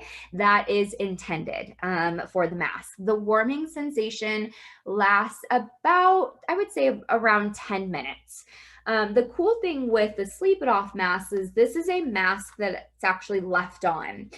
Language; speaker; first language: English; native; English